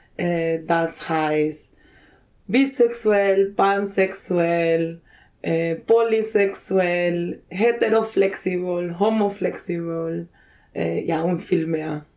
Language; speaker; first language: German; non-native, fluent; Spanish